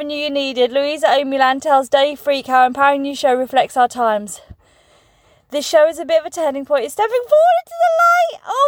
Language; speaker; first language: English; native; English